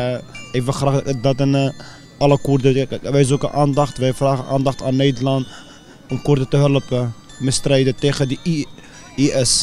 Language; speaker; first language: Dutch; non-native, learner; Kurdish